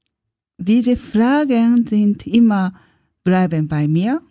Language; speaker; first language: German; non-native, learner; Japanese